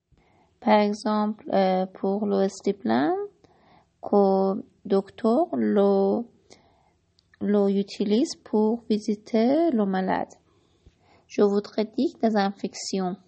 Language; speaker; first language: French; non-native, learner; Persian